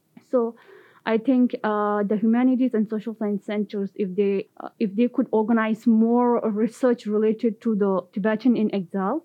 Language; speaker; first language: English; non-native, local second language; Tibetan